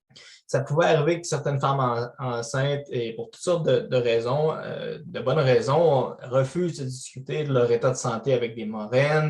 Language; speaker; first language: French; native; French